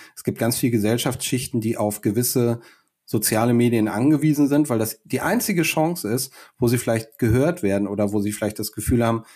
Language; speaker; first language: German; native; German